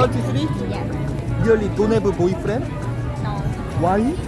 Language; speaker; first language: English; non-native, learner; Korean